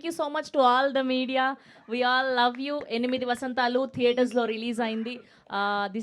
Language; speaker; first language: Telugu; native; Telugu